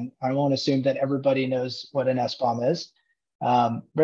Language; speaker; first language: English; native; English